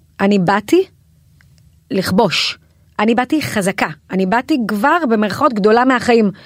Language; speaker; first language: Hebrew; native; Hebrew